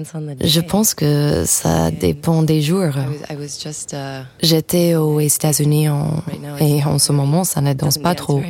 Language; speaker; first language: French; non-native, fluent; English